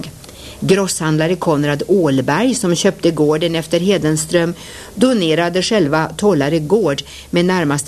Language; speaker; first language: Swedish; native; Swedish